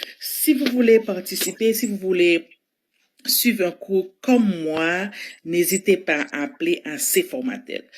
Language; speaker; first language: French; non-native, local second language; Haitian Creole